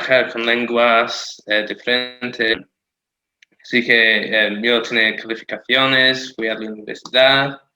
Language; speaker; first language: Spanish; non-native, fluent; English